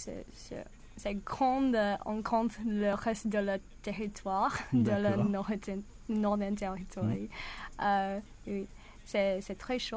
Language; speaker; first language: French; non-native, learner; English